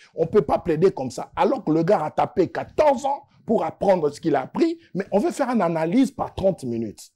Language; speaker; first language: French; non-native, local second language; Lingala